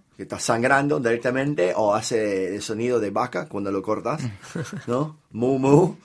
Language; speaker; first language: Spanish; non-native, fluent; English